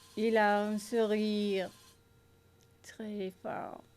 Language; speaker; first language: French; non-native, learner; English